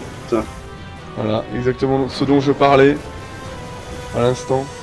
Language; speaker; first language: French; native; French